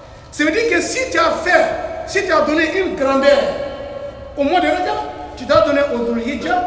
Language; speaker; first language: French; non-native, local second language; Bambara